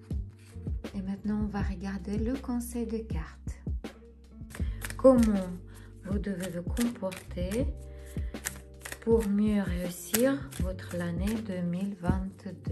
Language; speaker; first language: French; non-native, fluent; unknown